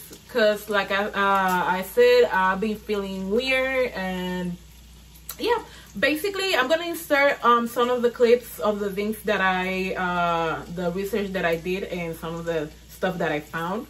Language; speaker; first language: English; non-native, fluent; Spanish